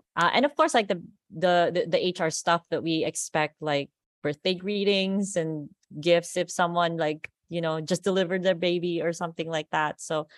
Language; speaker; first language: English; non-native, local second language; Filipino